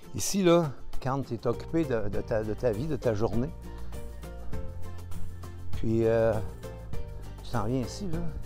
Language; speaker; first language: French; native; French